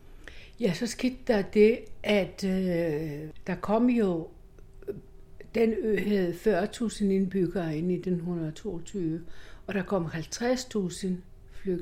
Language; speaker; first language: Danish; non-native, fluent; Greek